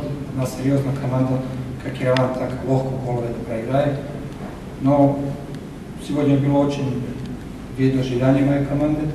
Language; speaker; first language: Russian; non-native, learner; Macedonian